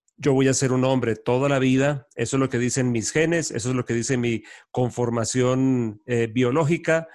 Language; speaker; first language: Spanish; native; Spanish